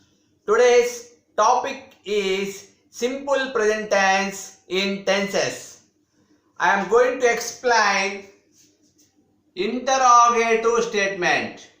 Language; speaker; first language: English; non-native, local second language; Telugu